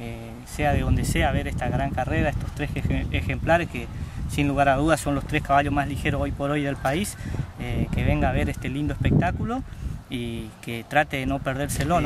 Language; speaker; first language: Spanish; native; Spanish